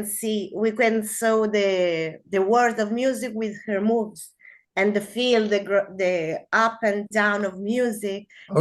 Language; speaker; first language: English; non-native, learner; Spanish